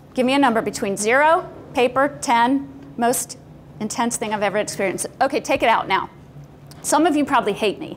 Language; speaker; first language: English; native; English